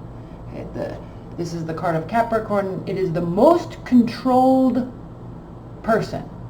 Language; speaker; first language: English; native; English